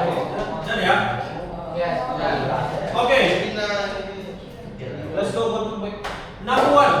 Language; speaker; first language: English; non-native, learner; Indonesian